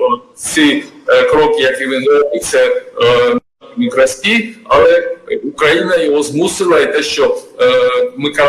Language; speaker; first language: Ukrainian; non-native, fluent; Georgian